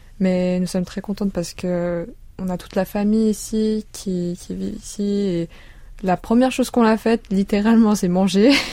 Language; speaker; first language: French; early bilingual, other home language; Korean